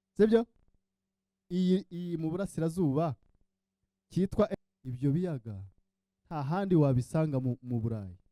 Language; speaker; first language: Kinyarwanda; early bilingual, heritage; Kinyarwanda